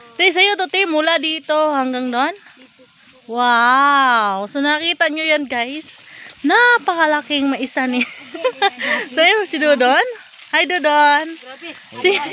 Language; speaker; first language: Filipino; non-native, local second language; Cebuano